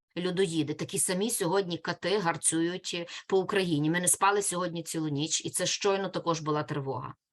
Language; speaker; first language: Ukrainian; native; Ukrainian